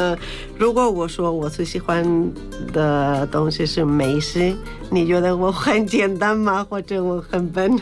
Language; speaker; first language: Chinese; non-native, fluent; Spanish